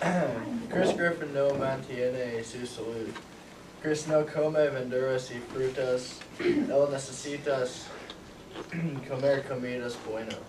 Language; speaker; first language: Spanish; non-native, learner; English